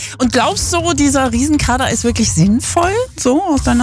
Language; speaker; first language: German; native; German